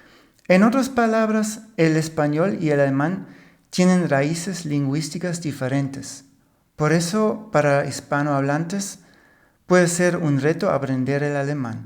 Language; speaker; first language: Spanish; non-native, fluent; German